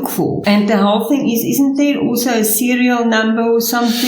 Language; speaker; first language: English; non-native, local second language; Afrikaans